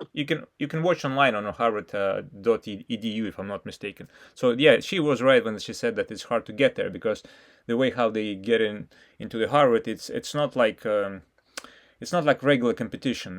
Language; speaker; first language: English; non-native, fluent; Russian